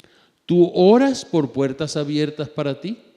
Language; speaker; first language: Spanish; native; Spanish